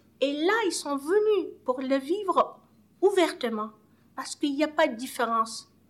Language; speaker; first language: French; non-native, local second language; Arabic